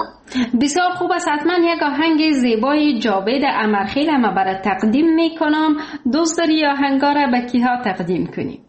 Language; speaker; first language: Persian; native; Persian